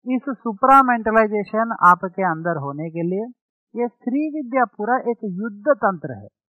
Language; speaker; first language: Hindi; non-native, local second language; Telugu